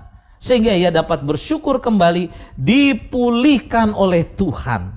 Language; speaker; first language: Indonesian; native; Indonesian